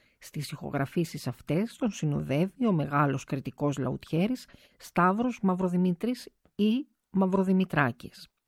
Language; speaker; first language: Greek; native; Greek